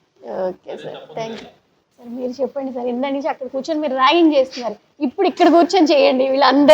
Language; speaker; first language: Telugu; native; Telugu